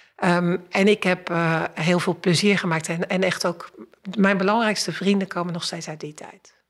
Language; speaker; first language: Dutch; native; Dutch